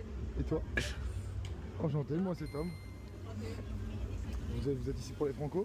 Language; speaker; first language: French; native; French